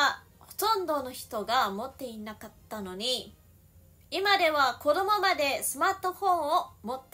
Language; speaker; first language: Japanese; non-native, fluent; Chinese